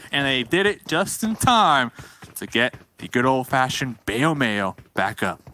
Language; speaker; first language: English; native; English